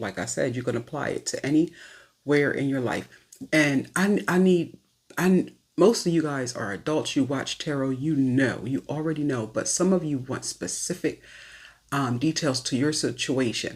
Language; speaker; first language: English; native; English